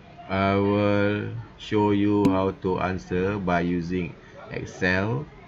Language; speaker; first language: English; non-native, local second language; Malay